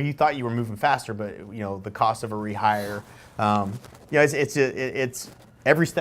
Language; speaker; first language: English; native; English